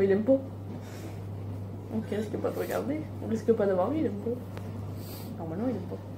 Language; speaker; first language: French; native; French